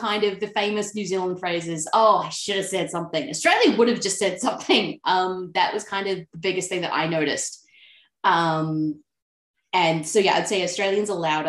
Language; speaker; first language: English; native; English